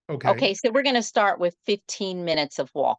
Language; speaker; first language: English; native; English